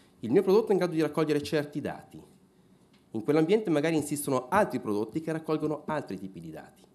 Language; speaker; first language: Italian; native; Italian